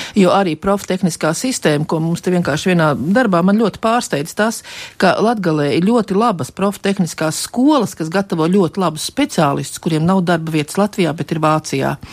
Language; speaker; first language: Latvian; native; Latvian